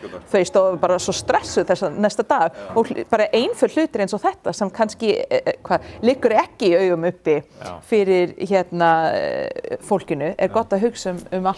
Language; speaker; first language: Icelandic; non-native, learner; English